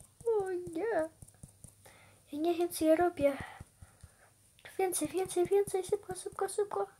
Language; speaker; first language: Polish; early bilingual, heritage; Polish